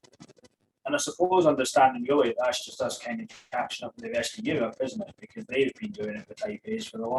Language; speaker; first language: English; native; English